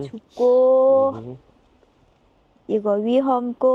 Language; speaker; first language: Korean; non-native, learner; Thai